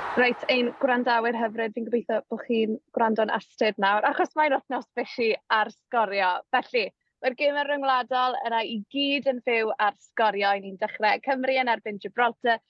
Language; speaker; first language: Welsh; native; Welsh